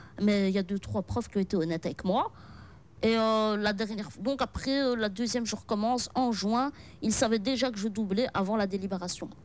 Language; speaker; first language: French; early bilingual, other home language; Arabic